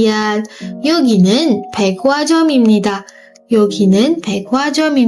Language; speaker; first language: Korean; non-native, fluent; Indonesian